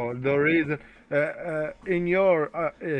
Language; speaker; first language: English; non-native, learner; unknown